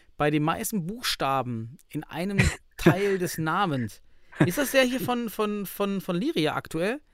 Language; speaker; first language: German; native; German